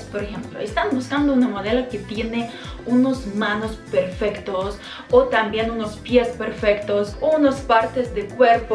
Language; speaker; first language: Spanish; non-native, fluent; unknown